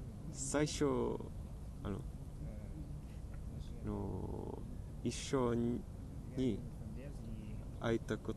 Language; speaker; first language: Japanese; non-native, learner; Czech